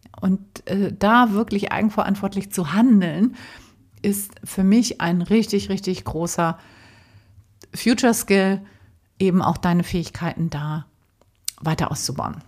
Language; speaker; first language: German; native; German